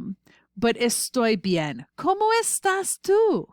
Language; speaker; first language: Spanish; non-native, fluent; English